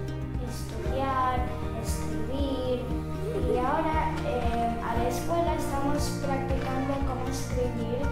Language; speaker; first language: Spanish; early bilingual, other home language; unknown